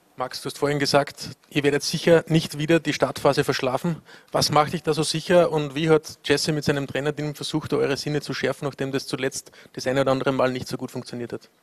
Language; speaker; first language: German; native; German